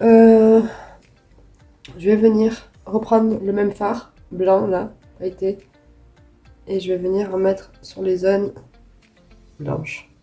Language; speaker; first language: French; native; French